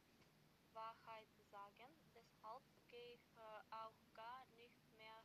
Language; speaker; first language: German; non-native, learner; Macedonian